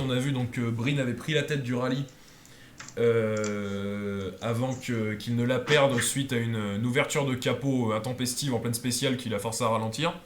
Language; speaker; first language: French; native; French